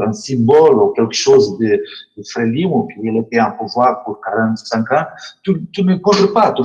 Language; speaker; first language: French; non-native, learner; Portuguese